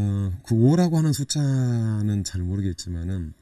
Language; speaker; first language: Korean; native; Korean